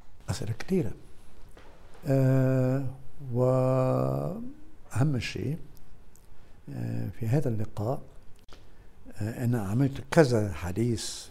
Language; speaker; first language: Arabic; non-native, fluent; German